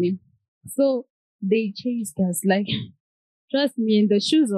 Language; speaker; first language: English; non-native, local second language; Shona